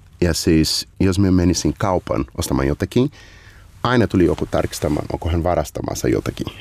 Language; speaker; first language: Finnish; non-native, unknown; Portuguese